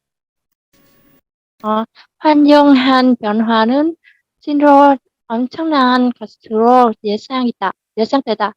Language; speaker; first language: Korean; non-native, learner; Vietnamese